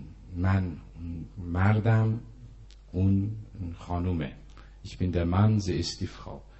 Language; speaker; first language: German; non-native, fluent; Persian